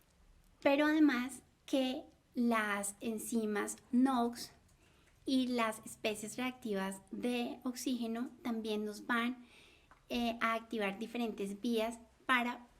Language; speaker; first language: Spanish; native; Spanish